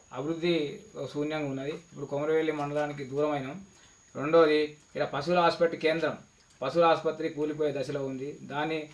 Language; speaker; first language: Telugu; native; Telugu